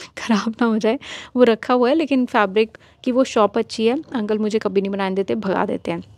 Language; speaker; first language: Hindi; native; Hindi